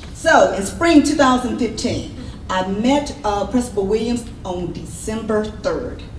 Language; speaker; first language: English; native; English